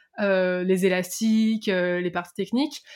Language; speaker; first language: French; native; French